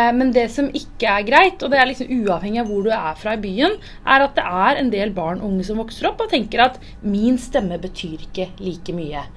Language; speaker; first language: Norwegian; early bilingual, other home language; Tamil